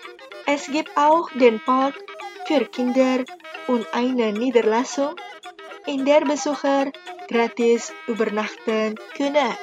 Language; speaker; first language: German; non-native, fluent; Indonesian